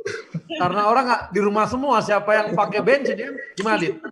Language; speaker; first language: Indonesian; native; Indonesian